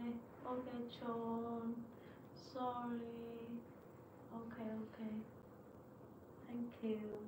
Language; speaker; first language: English; non-native, learner; Vietnamese